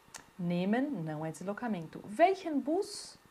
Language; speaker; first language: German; non-native, fluent; Portuguese